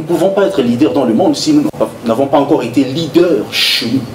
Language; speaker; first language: French; non-native, local second language; Sango